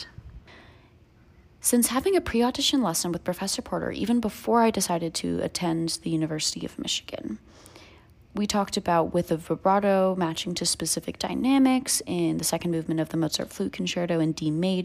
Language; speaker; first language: English; native; English